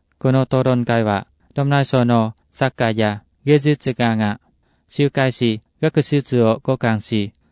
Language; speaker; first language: Japanese; non-native, fluent; Vietnamese